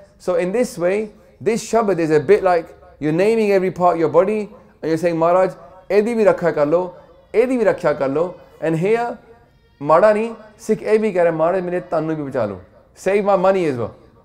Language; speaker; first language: English; early bilingual, other home language; Punjabi